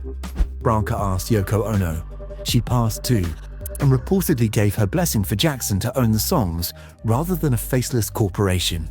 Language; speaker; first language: English; native; English